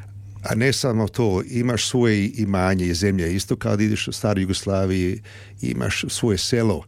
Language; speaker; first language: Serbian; early bilingual, heritage; Serbian